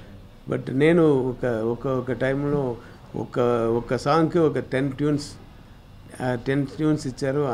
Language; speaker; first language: Telugu; non-native, learner; Tamil